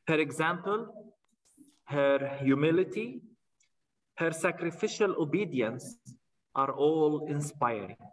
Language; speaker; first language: English; non-native, fluent; Arabic